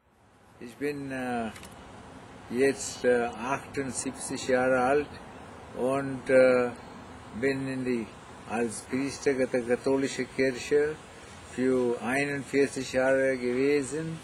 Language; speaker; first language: German; non-native, fluent; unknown